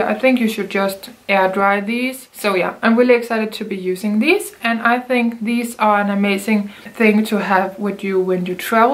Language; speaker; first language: English; non-native, fluent; Danish